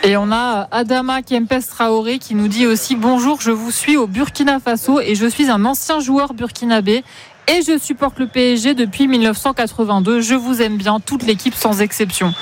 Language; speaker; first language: French; native; French